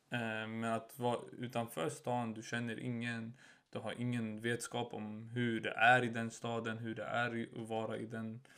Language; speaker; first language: Swedish; early bilingual, other home language; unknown